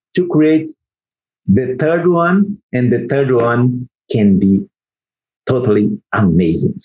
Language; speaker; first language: English; non-native, learner; Portuguese